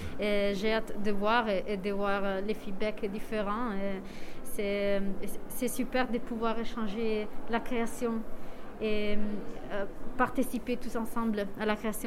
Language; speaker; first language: French; non-native, fluent; Italian